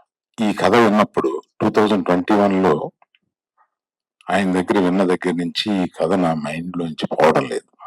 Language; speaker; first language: Telugu; native; Telugu